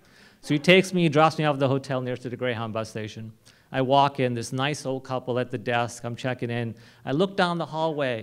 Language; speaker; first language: English; non-native, local second language; Hindi